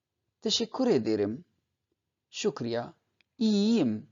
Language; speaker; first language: Turkish; non-native, fluent; Urdu